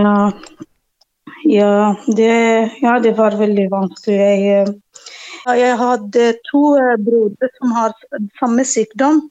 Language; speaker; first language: Norwegian; non-native, learner; Arabic